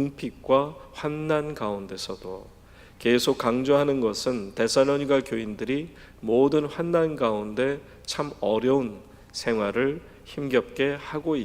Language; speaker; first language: Korean; native; Korean